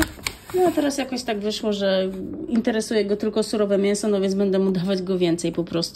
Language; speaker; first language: Polish; native; Polish